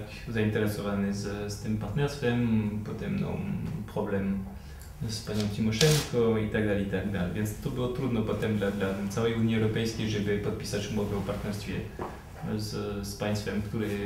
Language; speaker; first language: Polish; non-native, fluent; French